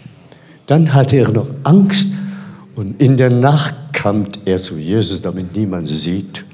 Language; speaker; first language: German; non-native, fluent; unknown